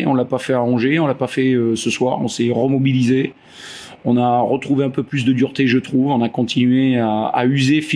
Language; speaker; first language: French; native; French